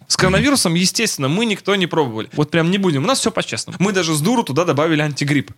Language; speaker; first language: Russian; native; Russian